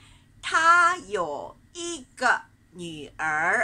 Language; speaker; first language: Chinese; non-native, fluent; Japanese